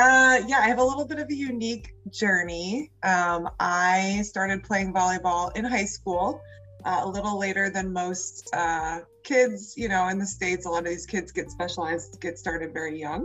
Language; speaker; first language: English; native; English